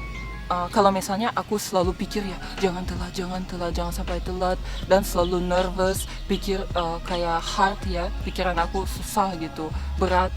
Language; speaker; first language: Indonesian; non-native, fluent; Russian